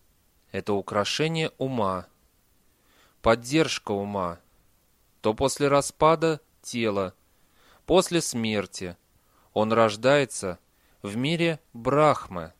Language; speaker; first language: Russian; native; Russian